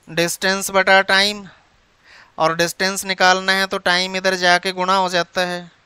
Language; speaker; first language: Hindi; non-native, local second language; Punjabi